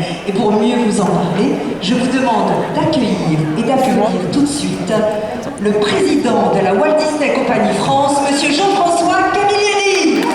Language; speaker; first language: French; native; French